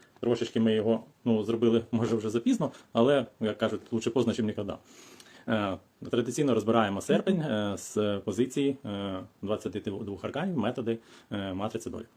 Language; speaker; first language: Ukrainian; non-native, local second language; Russian